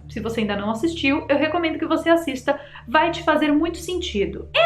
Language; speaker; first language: Portuguese; native; Portuguese